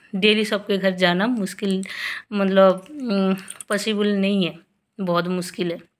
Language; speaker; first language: Hindi; non-native, local second language; Bangla